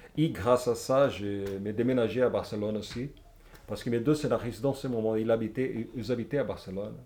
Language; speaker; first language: French; non-native, fluent; Portuguese